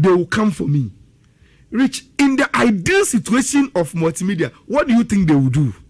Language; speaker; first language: English; non-native, local second language; Akan